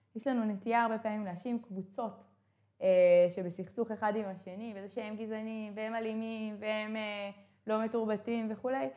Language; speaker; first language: Hebrew; native; Hebrew